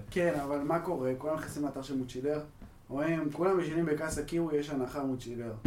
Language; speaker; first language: Hebrew; native; Hebrew